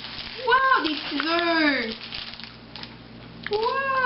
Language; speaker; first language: French; native; French